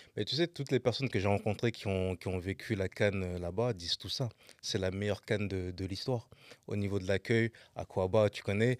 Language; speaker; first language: French; native; French